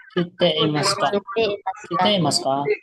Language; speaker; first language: Japanese; non-native, learner; Filipino